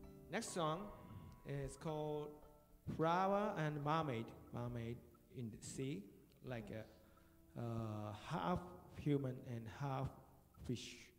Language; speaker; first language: English; non-native, learner; Japanese